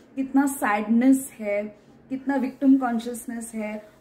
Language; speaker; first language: Hindi; non-native, local second language; Marathi